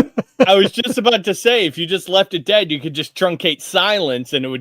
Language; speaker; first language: English; native; English